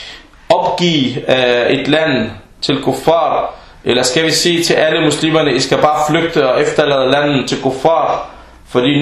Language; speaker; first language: Danish; non-native, fluent; Arabic